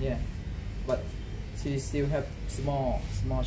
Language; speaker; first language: English; non-native, learner; Thai